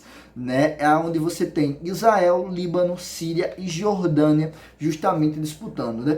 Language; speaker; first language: Portuguese; native; Portuguese